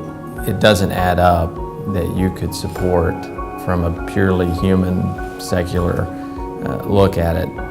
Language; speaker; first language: English; native; English